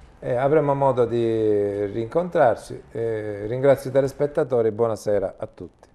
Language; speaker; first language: Italian; native; Italian